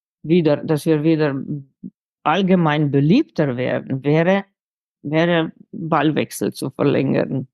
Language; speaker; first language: German; non-native, fluent; Slovenian